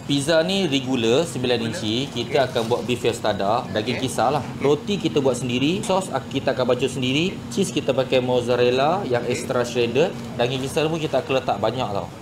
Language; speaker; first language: Malay; native; Malay